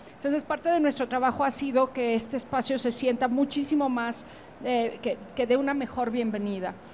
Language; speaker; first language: Spanish; native; Spanish